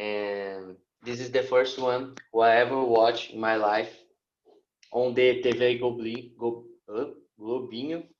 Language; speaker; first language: English; non-native, learner; Portuguese